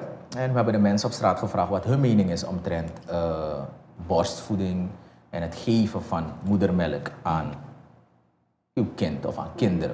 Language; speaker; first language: Dutch; native; Dutch